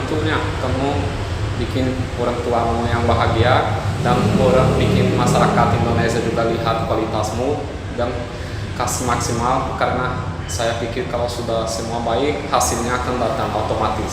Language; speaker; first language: Indonesian; non-native, fluent; Portuguese